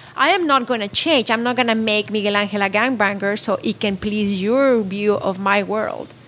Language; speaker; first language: English; non-native, fluent; Spanish